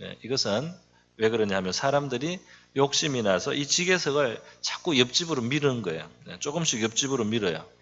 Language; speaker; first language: Korean; native; Korean